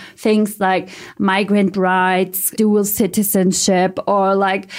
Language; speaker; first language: English; early bilingual, heritage; German